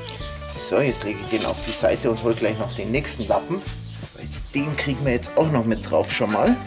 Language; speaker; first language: German; native; German